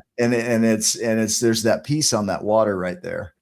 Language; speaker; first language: English; native; English